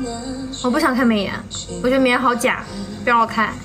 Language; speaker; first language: Chinese; native; Chinese